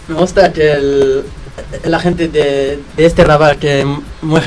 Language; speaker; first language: Spanish; non-native, learner; Arabic